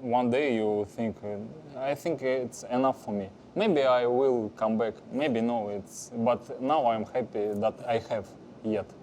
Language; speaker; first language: English; non-native, learner; Russian